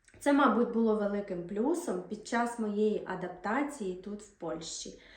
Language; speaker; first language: Ukrainian; native; Ukrainian